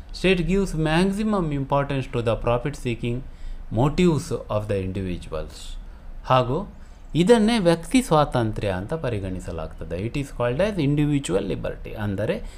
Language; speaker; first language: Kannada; non-native, local second language; Konkani